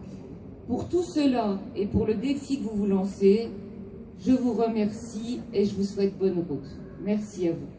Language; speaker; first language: French; native; French